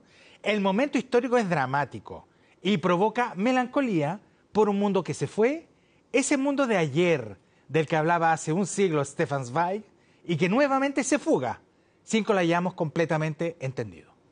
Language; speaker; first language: Spanish; native; Spanish